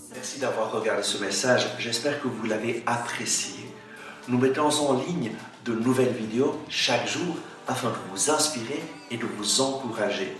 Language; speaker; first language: French; native; French